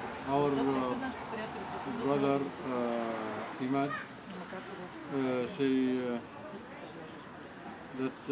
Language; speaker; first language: English; non-native, learner; Arabic